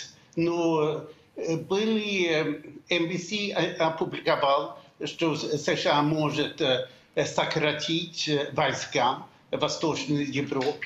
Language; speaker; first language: Russian; non-native, fluent; Swedish